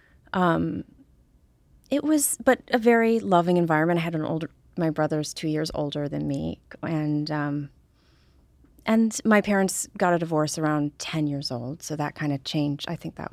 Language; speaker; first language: English; native; English